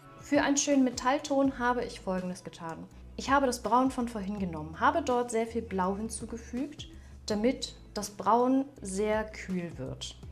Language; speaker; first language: German; native; German